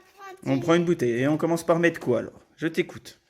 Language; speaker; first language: French; native; French